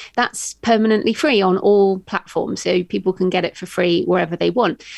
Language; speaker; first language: English; native; English